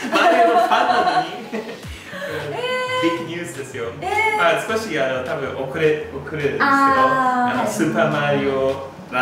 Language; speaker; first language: Japanese; non-native, fluent; English